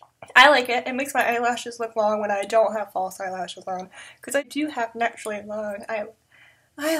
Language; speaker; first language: English; native; English